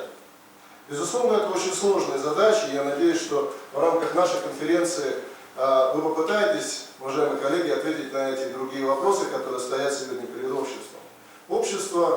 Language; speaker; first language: Russian; native; Russian